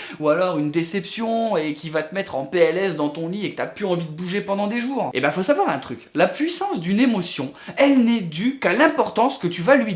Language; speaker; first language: French; native; French